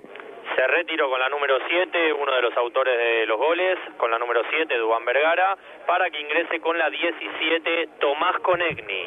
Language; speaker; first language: Spanish; native; Spanish